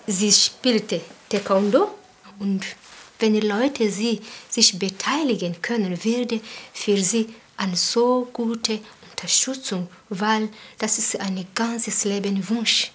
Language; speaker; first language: German; non-native, learner; Kinyarwanda